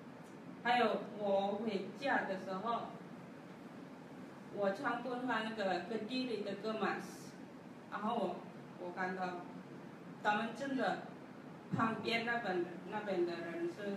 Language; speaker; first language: Chinese; non-native, learner; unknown